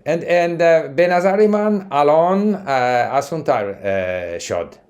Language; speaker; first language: Persian; non-native, learner; English